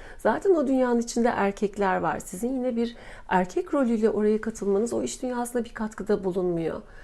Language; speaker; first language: Turkish; native; Turkish